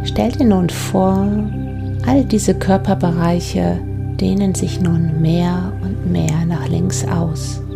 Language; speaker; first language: German; native; German